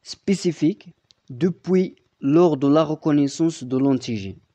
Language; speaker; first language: French; non-native, local second language; Arabic